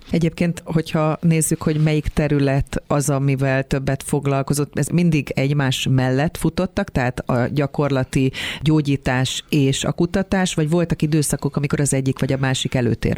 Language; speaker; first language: Hungarian; native; Hungarian